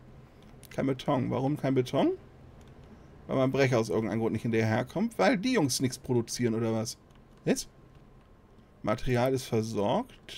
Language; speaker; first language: German; native; German